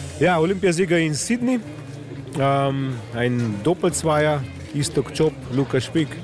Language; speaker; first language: German; non-native, learner; Slovenian